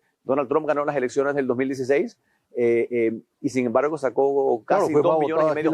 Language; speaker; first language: Spanish; native; Spanish